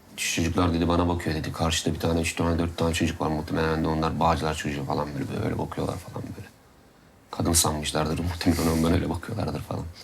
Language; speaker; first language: Turkish; native; Turkish